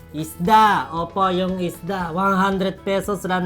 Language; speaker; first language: Filipino; non-native, learner; Japanese